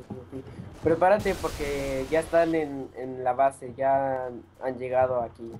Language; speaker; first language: Spanish; native; Spanish